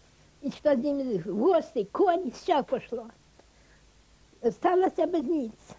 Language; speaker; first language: Polish; non-native, local second language; Ukrainian